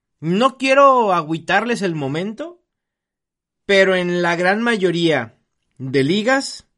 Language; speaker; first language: Spanish; native; Spanish